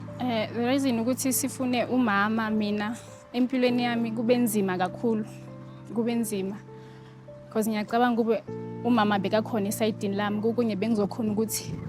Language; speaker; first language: Zulu; native; Zulu